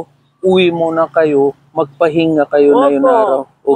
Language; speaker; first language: Filipino; non-native, learner; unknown